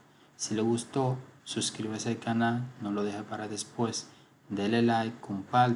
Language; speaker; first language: Spanish; native; Spanish